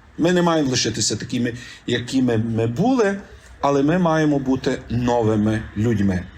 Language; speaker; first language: Ukrainian; native; Ukrainian